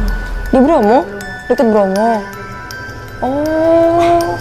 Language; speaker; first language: Indonesian; native; Indonesian